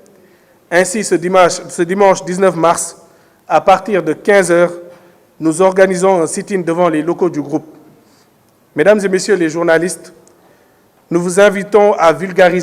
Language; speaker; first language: French; non-native, local second language; Wolof